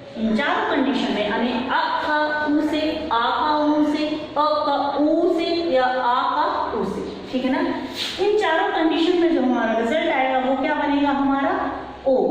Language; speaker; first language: Hindi; native; Hindi